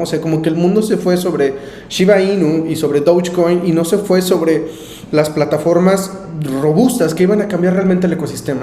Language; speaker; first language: Spanish; native; Spanish